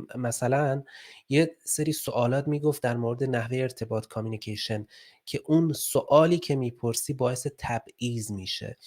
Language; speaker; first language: Persian; native; Persian